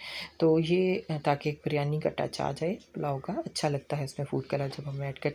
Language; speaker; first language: Hindi; non-native, local second language; Punjabi